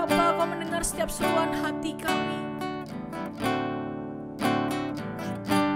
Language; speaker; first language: Indonesian; native; Indonesian